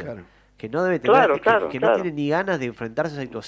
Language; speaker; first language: Spanish; native; Spanish